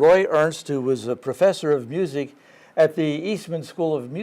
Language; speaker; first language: English; native; English